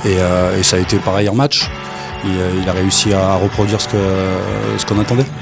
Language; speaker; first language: French; native; French